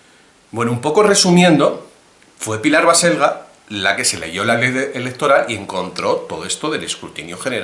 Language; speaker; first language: Spanish; native; Spanish